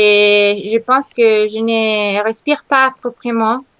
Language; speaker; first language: French; non-native, learner; Italian